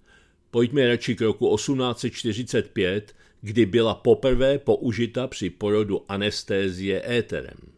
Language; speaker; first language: Czech; native; Czech